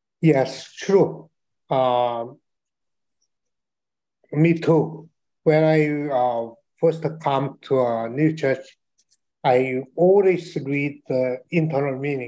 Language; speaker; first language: English; non-native, learner; Chinese